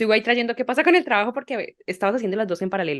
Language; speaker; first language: Spanish; native; Spanish